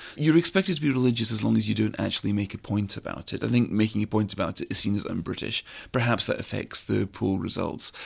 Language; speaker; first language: English; native; English